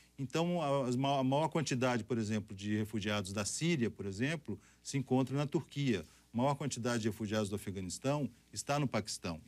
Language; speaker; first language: Portuguese; native; Portuguese